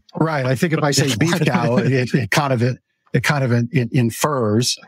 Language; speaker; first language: English; native; English